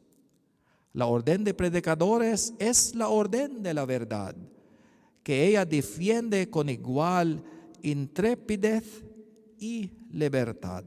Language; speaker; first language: Spanish; non-native, learner; Filipino